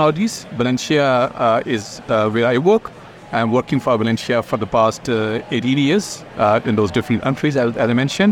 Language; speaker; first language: English; non-native, local second language; Urdu